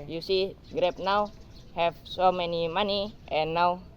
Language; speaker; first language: English; non-native, learner; Indonesian